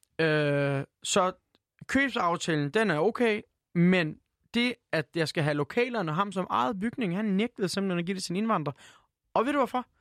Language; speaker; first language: Danish; early bilingual, other home language; Turkish